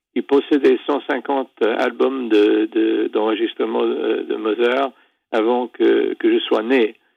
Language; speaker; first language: French; non-native, fluent; English